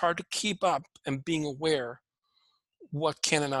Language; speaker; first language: English; non-native, fluent; Swedish